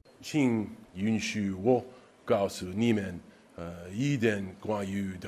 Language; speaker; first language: Chinese; non-native, learner; English